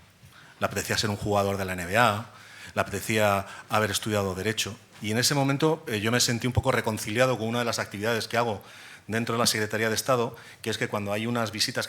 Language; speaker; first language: Spanish; native; Spanish